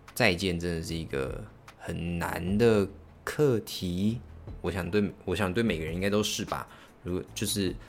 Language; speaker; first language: Chinese; native; Chinese